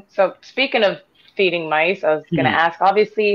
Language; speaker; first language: English; native; English